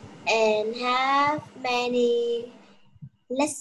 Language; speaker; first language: English; non-native, learner; Vietnamese